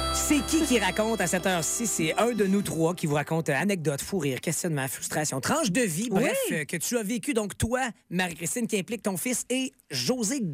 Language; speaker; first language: French; native; French